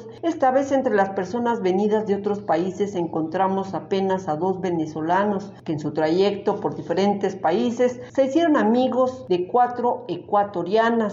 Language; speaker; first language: Spanish; native; Spanish